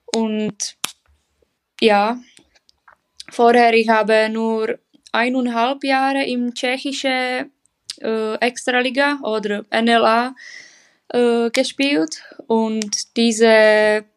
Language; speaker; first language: German; non-native, learner; Czech